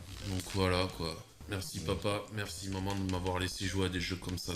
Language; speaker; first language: French; native; French